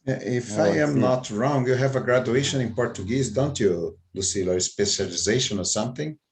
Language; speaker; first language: English; non-native, fluent; Portuguese